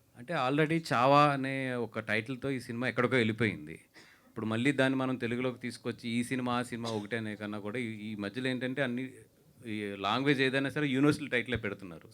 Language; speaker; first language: Telugu; native; Telugu